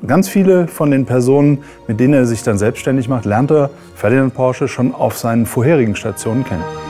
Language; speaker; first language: German; native; German